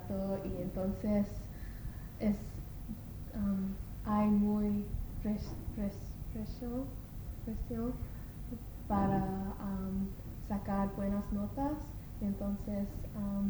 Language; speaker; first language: Spanish; non-native, learner; English